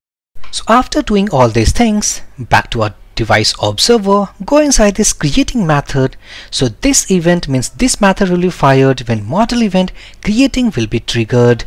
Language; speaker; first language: English; non-native, local second language; Hindi